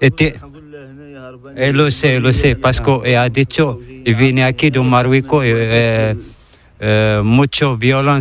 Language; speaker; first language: Spanish; non-native, learner; Arabic